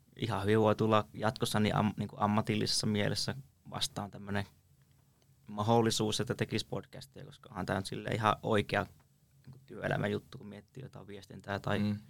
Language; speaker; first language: Finnish; native; Finnish